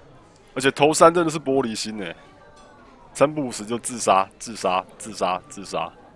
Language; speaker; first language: Chinese; native; Chinese